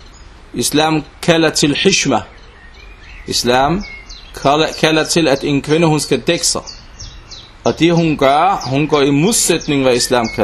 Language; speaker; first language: Danish; non-native, local second language; Arabic